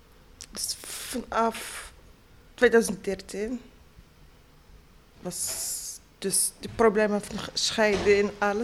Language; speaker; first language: Dutch; non-native, learner; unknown